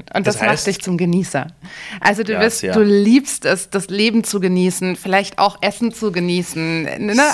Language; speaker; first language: German; native; German